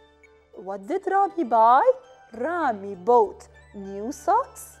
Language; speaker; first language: English; non-native, fluent; Arabic